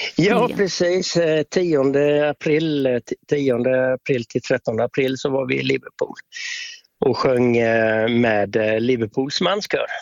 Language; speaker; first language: Swedish; native; Swedish